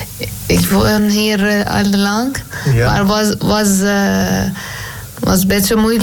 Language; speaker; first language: Dutch; non-native, learner; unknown